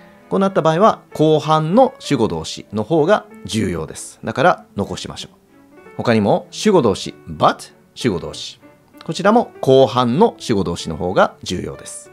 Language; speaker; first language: Japanese; native; Japanese